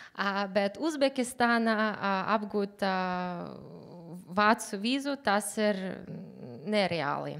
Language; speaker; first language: Latvian; non-native, learner; Uzbek